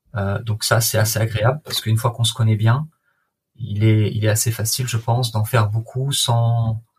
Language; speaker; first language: French; native; French